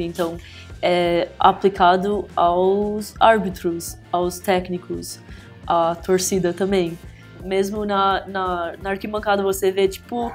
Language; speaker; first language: Portuguese; early bilingual, heritage; English